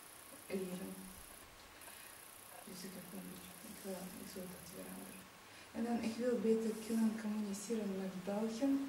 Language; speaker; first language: Dutch; non-native, learner; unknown